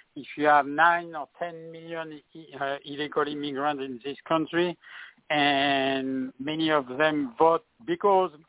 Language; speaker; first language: English; non-native, fluent; French